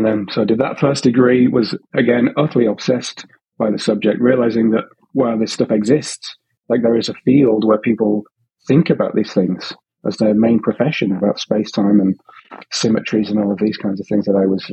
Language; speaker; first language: English; native; English